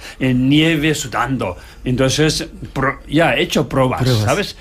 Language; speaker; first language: Spanish; non-native, learner; Tibetan